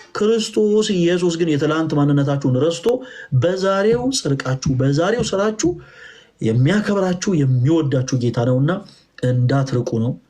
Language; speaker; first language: Amharic; native; Amharic